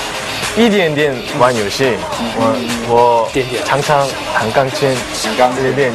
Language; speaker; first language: Chinese; non-native, learner; Korean